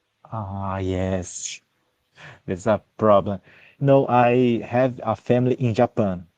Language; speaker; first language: English; non-native, learner; Portuguese